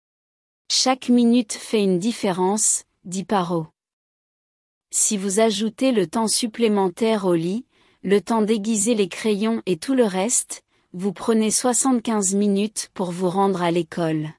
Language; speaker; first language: French; non-native, learner; Chinese